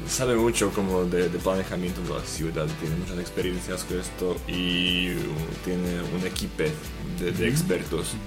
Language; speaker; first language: Spanish; non-native, fluent; Slovak